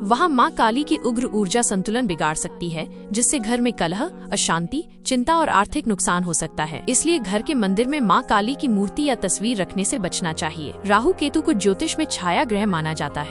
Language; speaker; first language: Hindi; native; Hindi